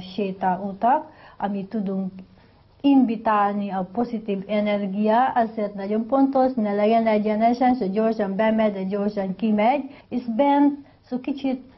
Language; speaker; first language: Hungarian; non-native, learner; Filipino